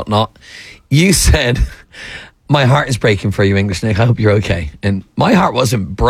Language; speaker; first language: English; native; English